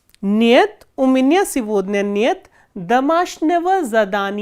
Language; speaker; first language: Russian; non-native, fluent; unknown